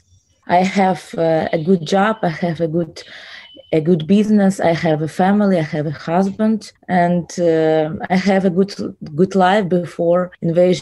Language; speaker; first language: English; non-native, learner; Ukrainian